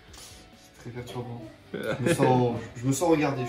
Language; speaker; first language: French; native; French